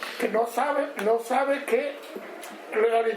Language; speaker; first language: Spanish; non-native, learner; Japanese